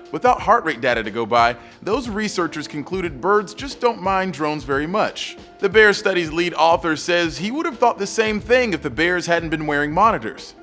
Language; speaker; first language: English; native; English